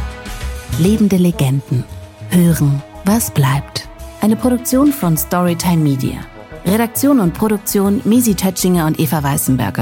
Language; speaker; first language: German; native; German